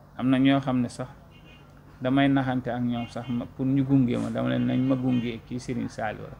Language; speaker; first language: Wolof; non-native, local second language; Jola-Fonyi